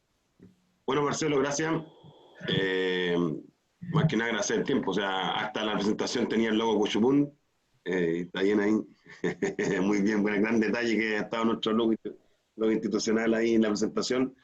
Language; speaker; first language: Spanish; native; Spanish